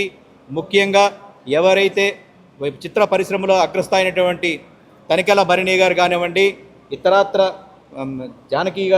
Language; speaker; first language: Telugu; native; Telugu